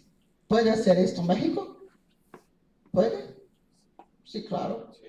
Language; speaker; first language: Spanish; non-native, fluent; Portuguese